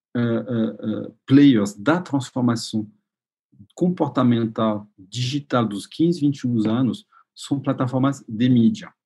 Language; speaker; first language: Portuguese; non-native, fluent; French